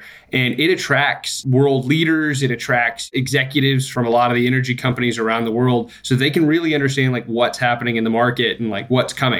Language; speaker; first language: English; native; English